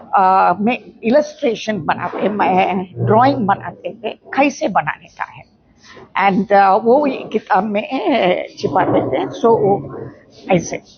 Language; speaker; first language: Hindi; non-native, local second language; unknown